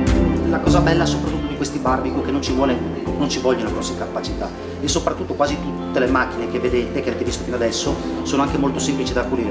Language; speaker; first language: Italian; native; Italian